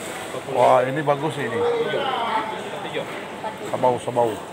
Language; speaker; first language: Indonesian; non-native, learner; Filipino